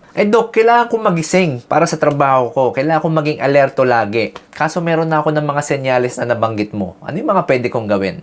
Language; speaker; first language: Filipino; native; Filipino